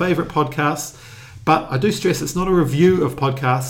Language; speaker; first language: English; native; English